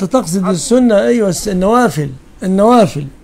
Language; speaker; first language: Arabic; native; Arabic